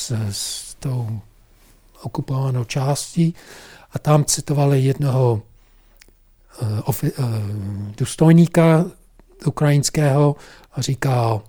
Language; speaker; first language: Czech; non-native, fluent; English